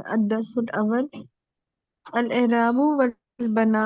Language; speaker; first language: Arabic; non-native, learner; Urdu